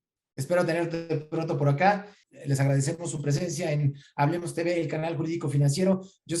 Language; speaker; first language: Spanish; native; Spanish